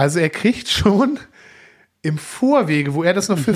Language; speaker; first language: German; native; German